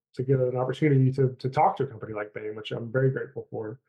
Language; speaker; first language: English; native; English